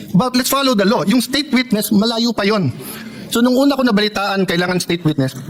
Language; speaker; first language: Filipino; native; Filipino